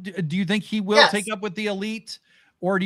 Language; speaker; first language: English; native; English